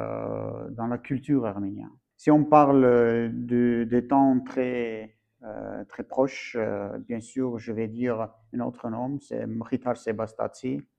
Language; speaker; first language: French; non-native, fluent; Armenian